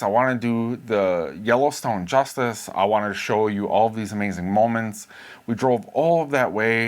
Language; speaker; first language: English; native; English